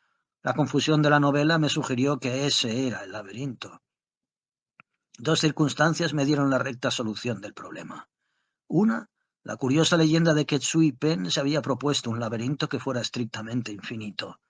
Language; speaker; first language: Spanish; native; Spanish